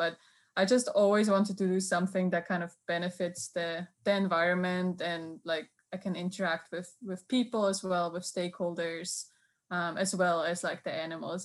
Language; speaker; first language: English; non-native, fluent; Swiss German